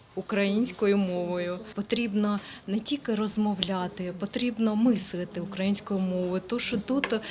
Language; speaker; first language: Ukrainian; non-native, local second language; Russian